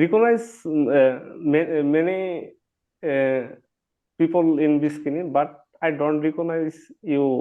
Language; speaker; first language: English; non-native, learner; Bangla